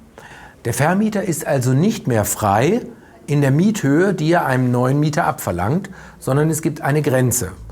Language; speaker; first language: German; native; German